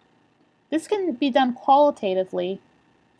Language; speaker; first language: English; native; English